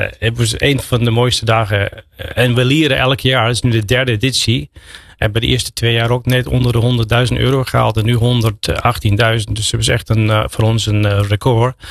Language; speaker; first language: Dutch; non-native, fluent; English